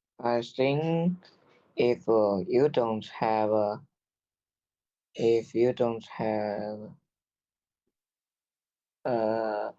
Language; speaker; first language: English; non-native, learner; Chinese